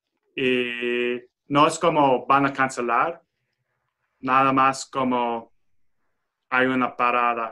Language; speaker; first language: Spanish; non-native, fluent; English